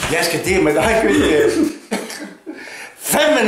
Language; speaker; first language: Danish; non-native, fluent; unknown